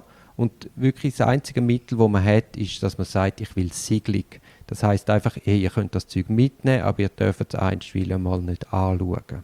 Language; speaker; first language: German; native; German